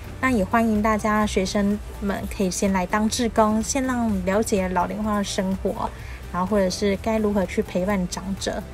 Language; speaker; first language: Chinese; native; Chinese